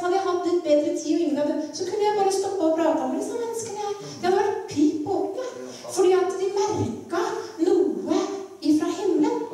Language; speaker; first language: Norwegian; native; Norwegian